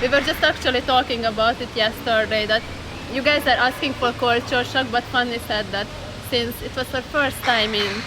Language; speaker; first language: English; non-native, fluent; Hungarian